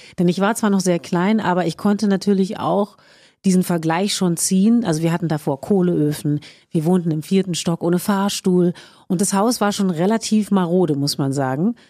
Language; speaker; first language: German; native; German